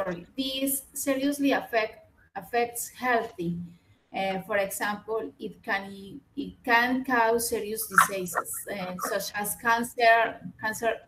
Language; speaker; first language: English; non-native, learner; Spanish